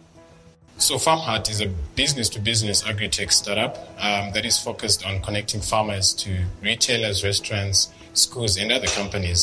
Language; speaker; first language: English; non-native, local second language; Shona